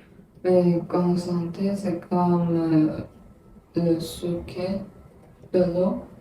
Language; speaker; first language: French; non-native, learner; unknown